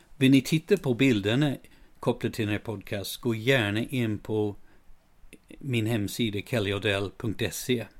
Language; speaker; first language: Swedish; non-native, fluent; English